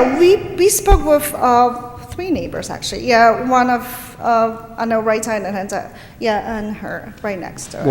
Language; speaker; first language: English; non-native, fluent; Polish